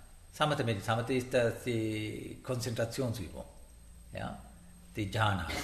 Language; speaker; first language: German; non-native, learner; Sinhala